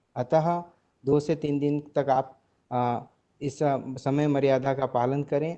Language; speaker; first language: Hindi; non-native, local second language; Gujarati